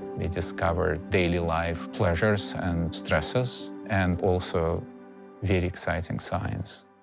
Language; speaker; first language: English; non-native, fluent; Russian